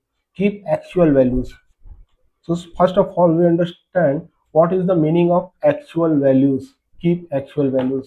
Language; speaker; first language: English; non-native, local second language; Hindi